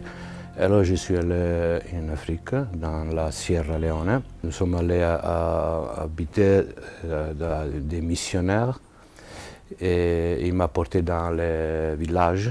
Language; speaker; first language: French; non-native, learner; Italian